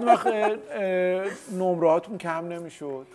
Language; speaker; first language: Persian; native; Persian